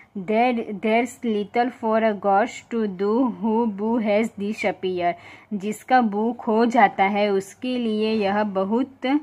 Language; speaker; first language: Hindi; non-native, local second language; Gujarati